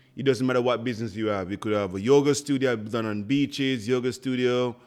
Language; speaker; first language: English; non-native, local second language; Jamaican Creole English